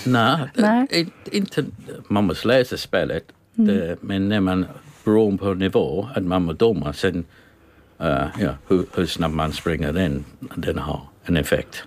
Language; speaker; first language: Swedish; non-native, learner; English